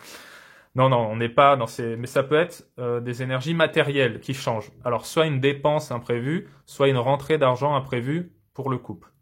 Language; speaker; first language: French; native; French